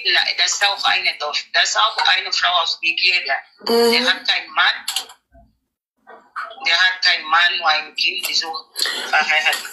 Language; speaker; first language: German; non-native, learner; Nigerian Pidgin